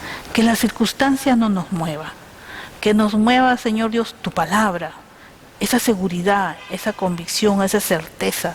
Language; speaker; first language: Spanish; native; Spanish